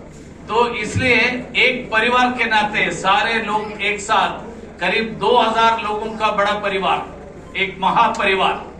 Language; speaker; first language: Hindi; non-native, local second language; Malayalam